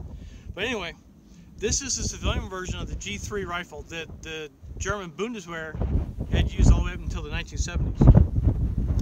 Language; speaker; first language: English; native; English